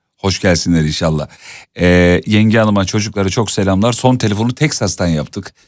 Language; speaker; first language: Turkish; native; Turkish